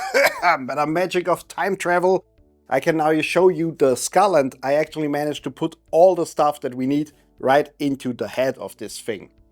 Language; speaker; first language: English; non-native, fluent; German